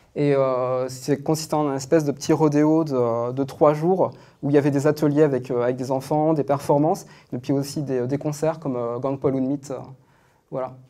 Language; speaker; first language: French; native; French